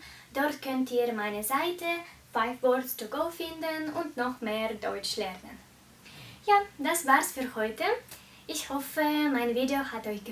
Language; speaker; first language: German; non-native, fluent; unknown